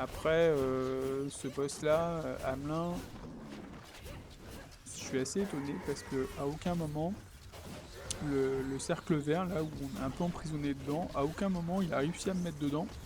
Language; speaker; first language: French; native; French